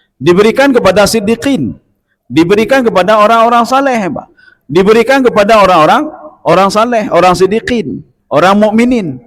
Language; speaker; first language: Malay; non-native, local second language; Achinese